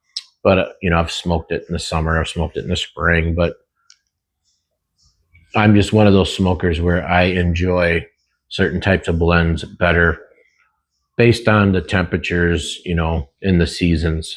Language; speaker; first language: English; native; English